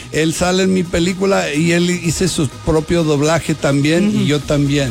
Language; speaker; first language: Spanish; non-native, learner; English